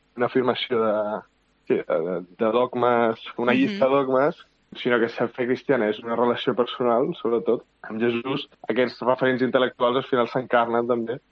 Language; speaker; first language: Catalan; native; Catalan